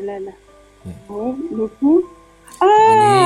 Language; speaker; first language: Korean; non-native, learner; Chinese